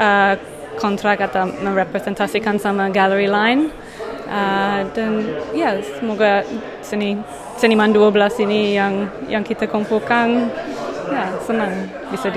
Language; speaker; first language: Indonesian; non-native, fluent; English